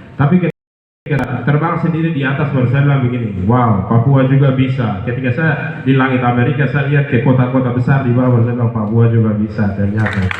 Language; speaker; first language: Indonesian; non-native, local second language; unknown